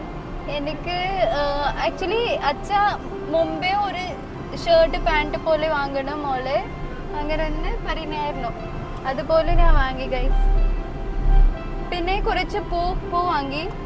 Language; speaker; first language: Malayalam; early bilingual, heritage; Malayalam